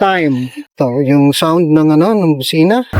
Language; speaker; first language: Filipino; native; Filipino